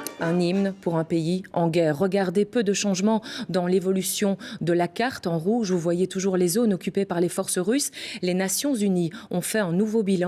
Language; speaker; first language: French; native; French